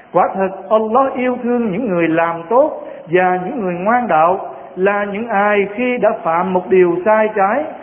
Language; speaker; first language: Vietnamese; non-native, local second language; Western Cham